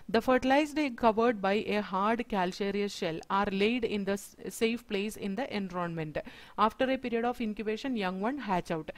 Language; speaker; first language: English; non-native, local second language; Malayalam